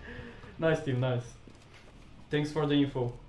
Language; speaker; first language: English; non-native, learner; Portuguese